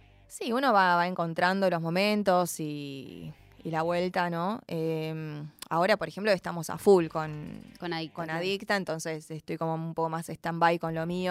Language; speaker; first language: Spanish; early bilingual, other home language; Chinese